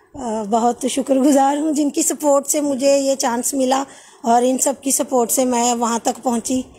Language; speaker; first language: Hindi; native; Hindi